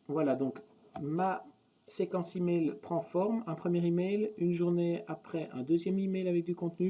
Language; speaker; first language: French; native; French